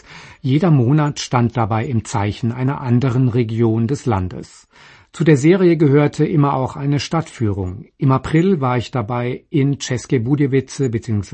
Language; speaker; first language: German; native; German